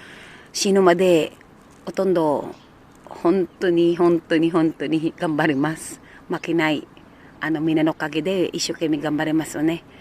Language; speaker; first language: Japanese; non-native, learner; Filipino